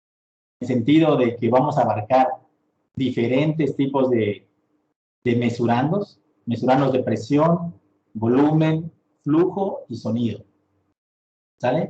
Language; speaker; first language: Spanish; native; Spanish